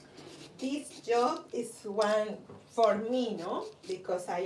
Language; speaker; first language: English; non-native, learner; Spanish